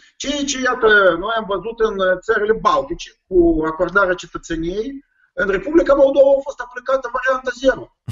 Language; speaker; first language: Romanian; non-native, local second language; Russian